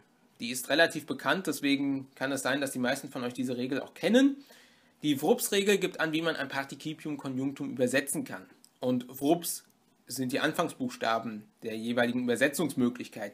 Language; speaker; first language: German; native; German